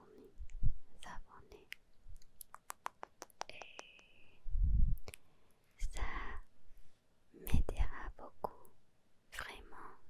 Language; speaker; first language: French; non-native, learner; Spanish